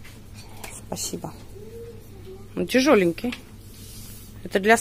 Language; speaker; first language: Russian; native; Russian